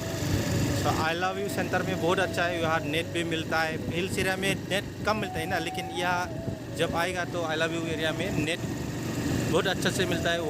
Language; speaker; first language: Hindi; non-native, local second language; Bodo